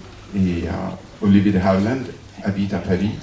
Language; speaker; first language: French; non-native, fluent; English